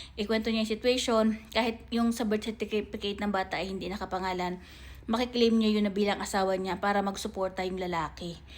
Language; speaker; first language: Filipino; native; Filipino